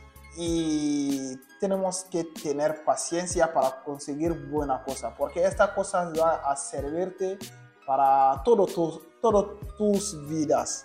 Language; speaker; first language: Spanish; non-native, learner; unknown